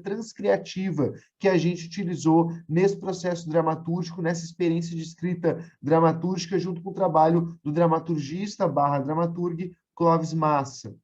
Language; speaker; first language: Portuguese; native; Portuguese